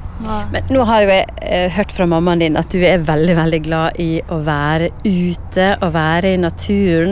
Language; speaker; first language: Norwegian; native; Norwegian